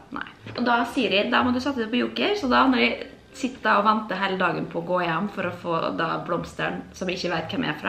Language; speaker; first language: Norwegian; native; Norwegian